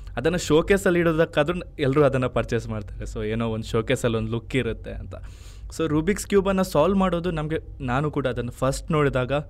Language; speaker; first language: Kannada; native; Kannada